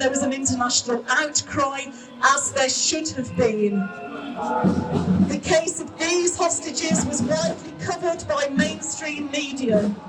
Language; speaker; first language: English; native; English